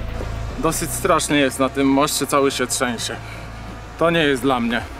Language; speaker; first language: Polish; native; Polish